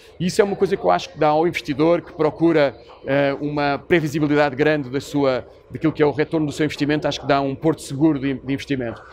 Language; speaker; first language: Portuguese; native; Portuguese